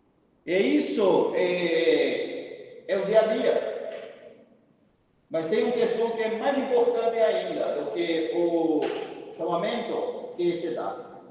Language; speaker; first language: Portuguese; non-native, fluent; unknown